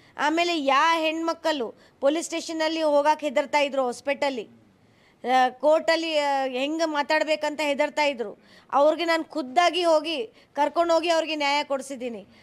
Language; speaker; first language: Kannada; non-native, local second language; Hindi